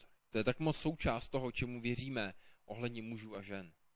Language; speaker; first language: Czech; native; Czech